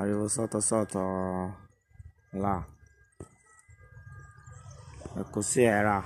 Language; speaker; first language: Italian; non-native, learner; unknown